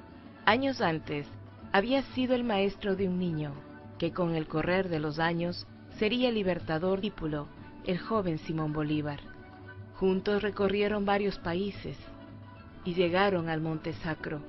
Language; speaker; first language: Spanish; native; Spanish